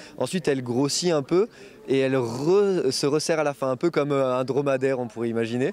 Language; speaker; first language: French; native; French